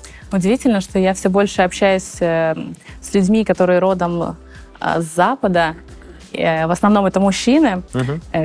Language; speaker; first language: Russian; native; Russian